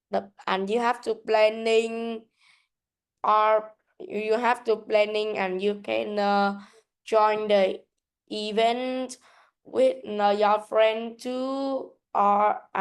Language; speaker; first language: English; non-native, learner; Vietnamese